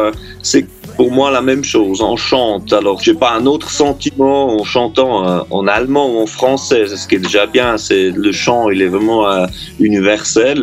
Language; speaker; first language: French; non-native, local second language; German